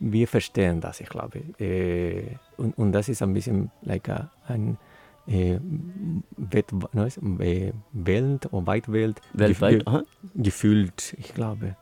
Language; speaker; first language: German; non-native, learner; Spanish